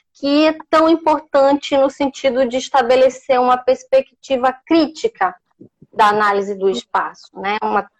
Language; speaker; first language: Portuguese; native; Portuguese